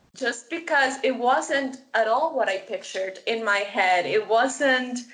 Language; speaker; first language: English; non-native, fluent; Spanish